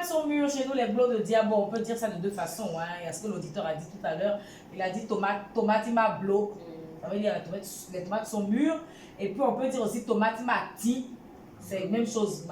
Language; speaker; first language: French; non-native, local second language; Baoulé